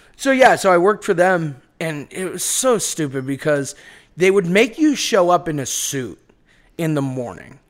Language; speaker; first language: English; native; English